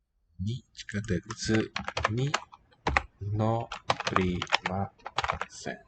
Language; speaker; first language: Japanese; non-native, learner; English